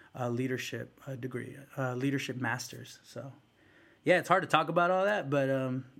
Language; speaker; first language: English; early bilingual, other home language; Spanish